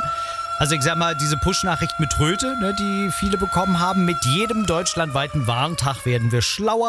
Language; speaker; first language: German; native; German